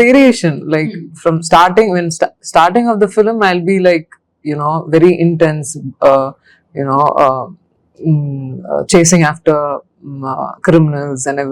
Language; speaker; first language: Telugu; non-native, learner; Tamil